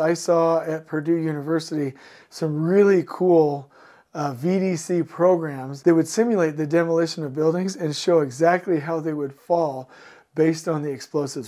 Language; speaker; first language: English; native; English